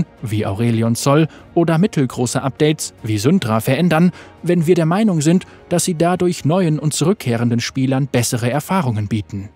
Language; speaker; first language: German; native; German